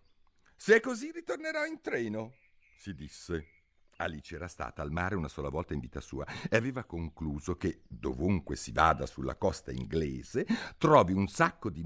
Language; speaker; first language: Italian; native; Italian